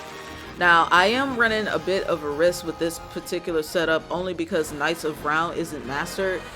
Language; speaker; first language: English; native; English